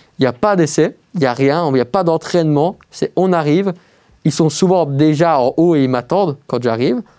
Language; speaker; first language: French; native; French